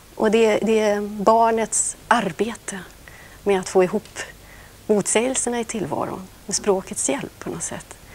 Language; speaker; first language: Swedish; native; Swedish